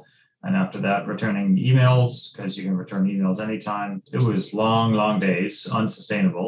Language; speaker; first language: English; native; English